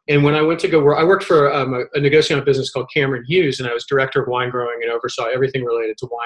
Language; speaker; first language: English; native; English